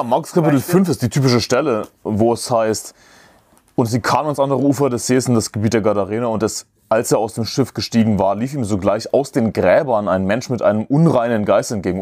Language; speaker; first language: German; native; German